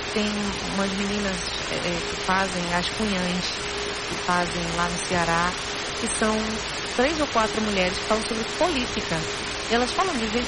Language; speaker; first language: Portuguese; native; Portuguese